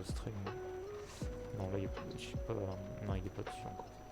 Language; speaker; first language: French; native; French